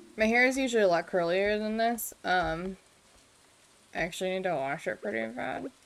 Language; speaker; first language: English; native; English